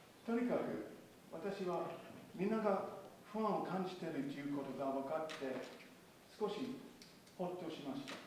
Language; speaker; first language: Japanese; non-native, fluent; English